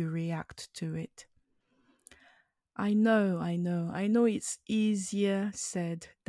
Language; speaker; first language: English; non-native, local second language; French